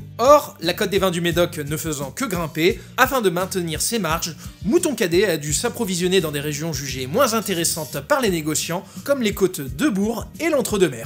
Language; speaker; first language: French; native; French